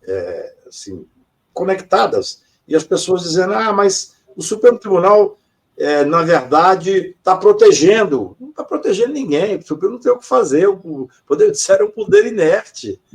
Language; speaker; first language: Portuguese; native; Portuguese